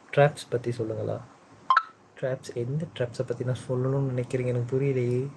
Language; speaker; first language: Tamil; early bilingual, heritage; Tamil